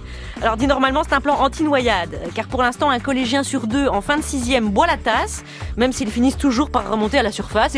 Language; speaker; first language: French; native; French